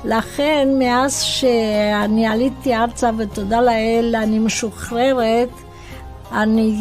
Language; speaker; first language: Hebrew; non-native, fluent; Romanian